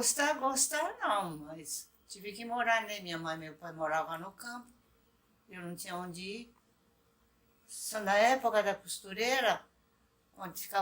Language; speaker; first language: Portuguese; non-native, local second language; Japanese